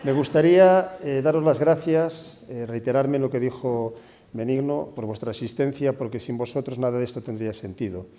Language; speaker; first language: Spanish; native; Spanish